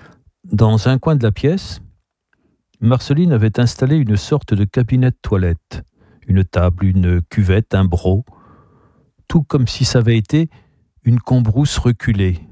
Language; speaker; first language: French; native; French